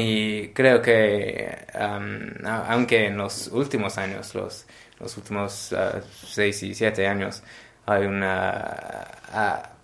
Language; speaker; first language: Spanish; non-native, learner; English